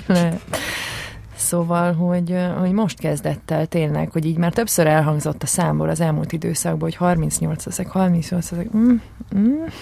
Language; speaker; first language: Hungarian; native; Hungarian